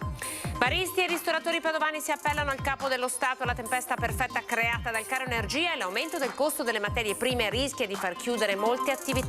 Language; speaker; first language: Italian; native; Italian